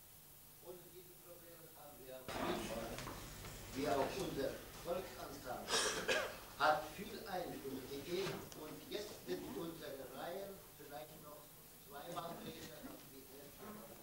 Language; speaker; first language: German; non-native, fluent; Lithuanian